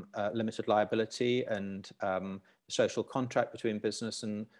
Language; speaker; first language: English; native; English